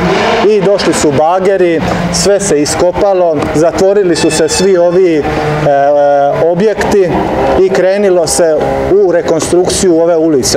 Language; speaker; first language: Serbian; native; Serbian